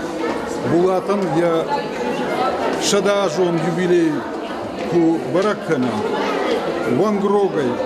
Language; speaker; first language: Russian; non-native, local second language; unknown